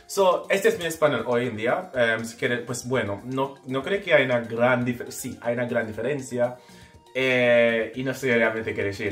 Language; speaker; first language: Spanish; non-native, fluent; English